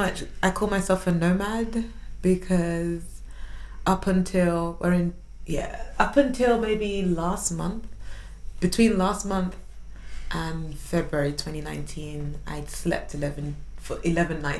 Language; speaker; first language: English; native; English